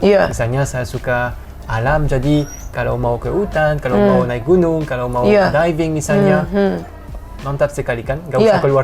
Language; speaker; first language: Indonesian; non-native, fluent; French